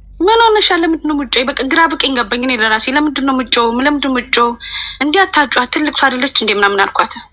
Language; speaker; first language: Amharic; native; Amharic